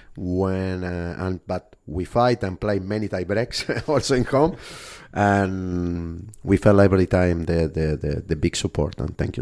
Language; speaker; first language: English; non-native, learner; Spanish